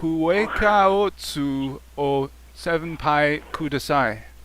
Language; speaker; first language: Japanese; non-native, learner; English